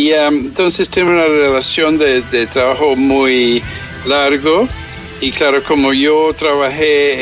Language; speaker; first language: Spanish; early bilingual, heritage; English